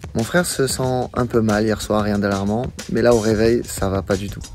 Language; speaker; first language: French; native; French